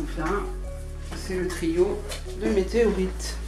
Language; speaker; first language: French; native; French